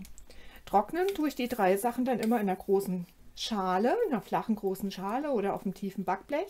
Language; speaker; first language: German; native; German